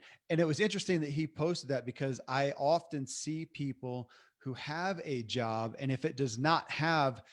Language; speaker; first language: English; native; English